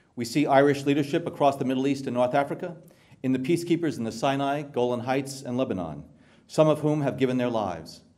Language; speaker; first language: English; native; English